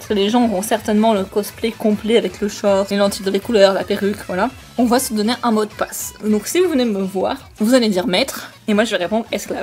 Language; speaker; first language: French; native; French